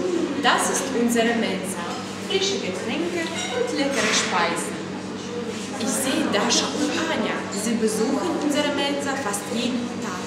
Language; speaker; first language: German; non-native, learner; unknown